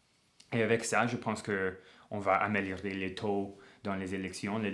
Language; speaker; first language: French; non-native, local second language; English